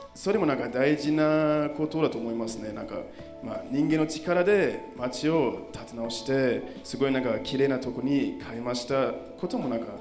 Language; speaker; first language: Japanese; non-native, fluent; German